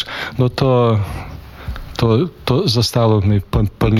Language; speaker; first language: Polish; non-native, fluent; Lithuanian